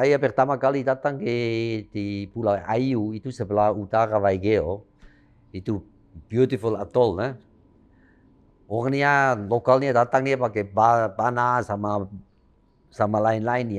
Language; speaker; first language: Indonesian; non-native, fluent; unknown